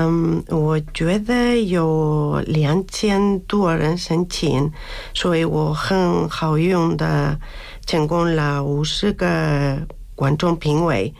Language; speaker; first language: Chinese; non-native, fluent; Spanish